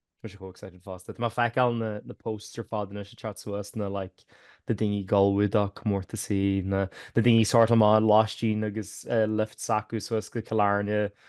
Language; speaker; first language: Irish; native; Irish